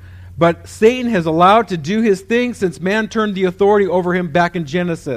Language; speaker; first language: English; native; English